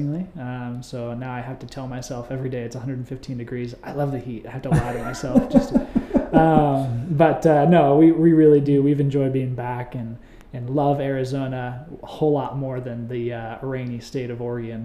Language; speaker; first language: English; native; English